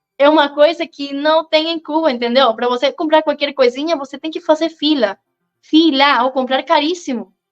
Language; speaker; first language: Portuguese; non-native, fluent; Spanish